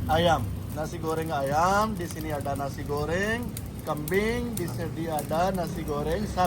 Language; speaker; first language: Indonesian; non-native, learner; Urdu